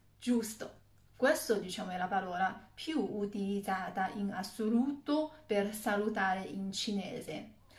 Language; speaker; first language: Italian; non-native, fluent; Chinese